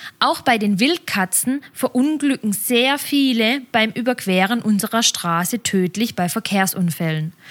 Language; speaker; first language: German; native; German